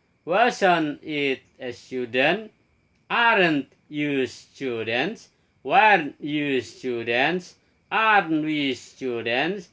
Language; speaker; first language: English; non-native, fluent; Indonesian